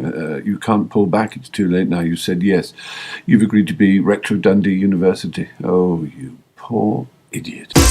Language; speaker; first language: English; native; English